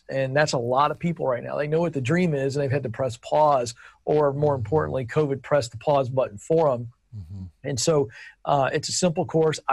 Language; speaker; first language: English; native; English